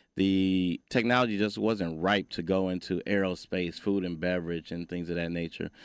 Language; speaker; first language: English; native; English